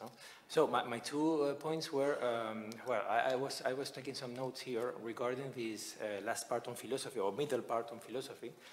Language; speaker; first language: English; non-native, fluent; Spanish